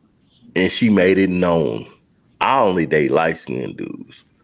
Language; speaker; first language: English; native; English